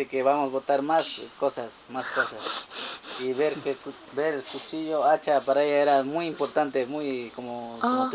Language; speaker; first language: Spanish; non-native, local second language; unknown